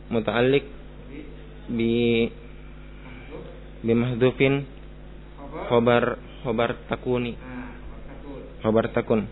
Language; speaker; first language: Arabic; non-native, learner; Indonesian